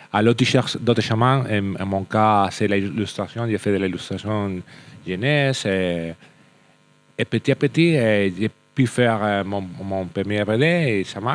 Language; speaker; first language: French; non-native, learner; Spanish